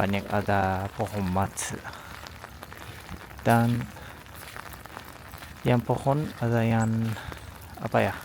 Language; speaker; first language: Indonesian; non-native, learner; Japanese